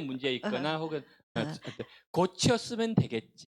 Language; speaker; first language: Korean; non-native, local second language; Chinese